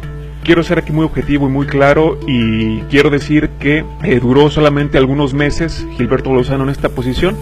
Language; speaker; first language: Spanish; native; Spanish